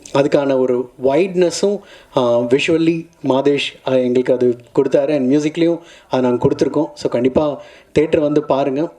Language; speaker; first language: Tamil; native; Tamil